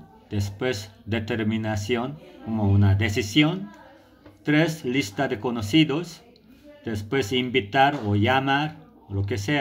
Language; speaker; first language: Spanish; non-native, learner; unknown